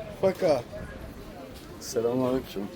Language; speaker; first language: Turkish; early bilingual, heritage; Turkish